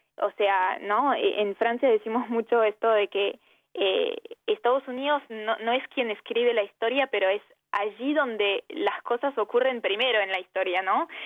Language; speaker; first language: Spanish; early bilingual, heritage; Spanish